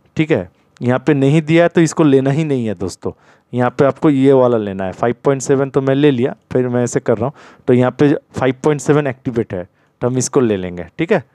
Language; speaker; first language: Hindi; non-native, local second language; Bangla